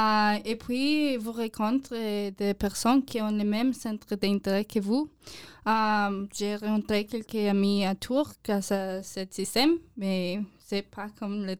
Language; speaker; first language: French; non-native, learner; English